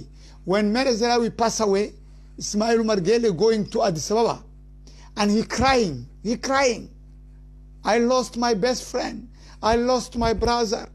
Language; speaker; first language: English; non-native, learner; Somali